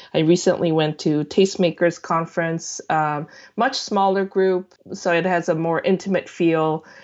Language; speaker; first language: English; non-native, fluent; Korean